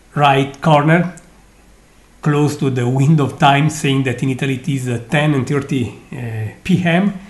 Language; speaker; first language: English; non-native, fluent; Italian